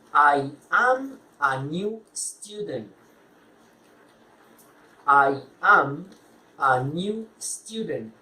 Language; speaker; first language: English; non-native, fluent; Spanish